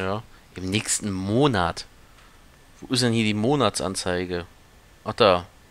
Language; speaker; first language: German; native; German